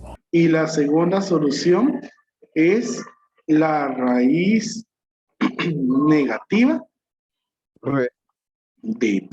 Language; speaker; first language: Spanish; native; Spanish